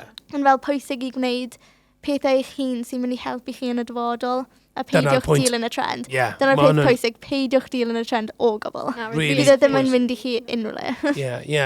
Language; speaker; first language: Welsh; non-native, local second language; English